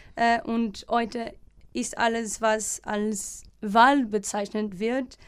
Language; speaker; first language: German; non-native, fluent; Portuguese